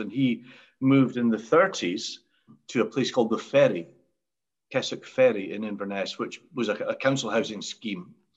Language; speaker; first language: English; native; English